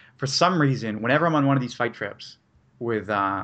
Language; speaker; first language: English; native; English